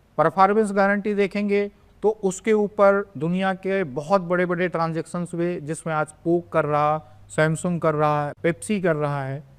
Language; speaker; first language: Hindi; native; Hindi